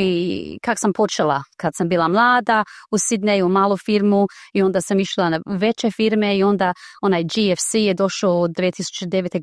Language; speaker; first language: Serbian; early bilingual, heritage; Croatian